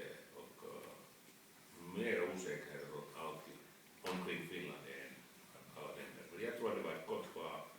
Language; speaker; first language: Swedish; non-native, fluent; Finnish